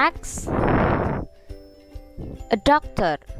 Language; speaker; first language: English; non-native, fluent; Indonesian